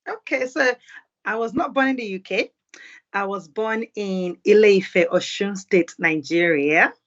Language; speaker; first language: English; non-native, local second language; Yoruba